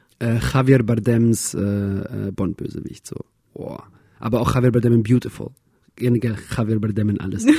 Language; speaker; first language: German; early bilingual, other home language; Russian